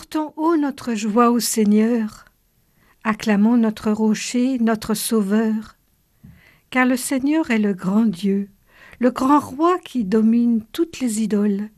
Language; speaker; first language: French; native; French